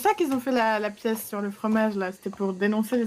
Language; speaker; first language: French; native; French